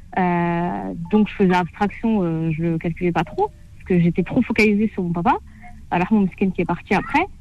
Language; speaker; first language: French; native; French